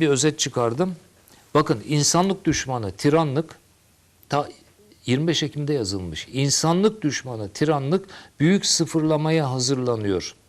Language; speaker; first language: Turkish; native; Turkish